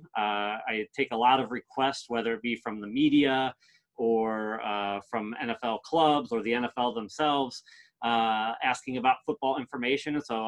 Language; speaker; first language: English; native; English